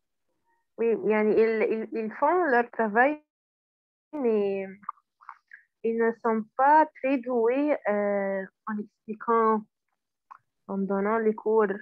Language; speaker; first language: French; non-native, learner; Arabic